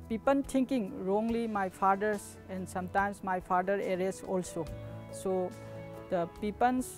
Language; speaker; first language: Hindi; non-native, local second language; Manipuri